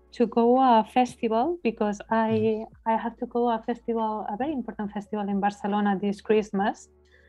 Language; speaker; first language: English; non-native, learner; Spanish